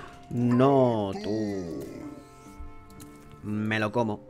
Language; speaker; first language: Spanish; native; Spanish